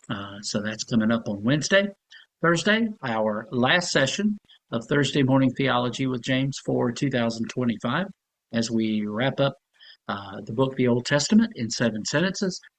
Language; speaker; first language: English; native; English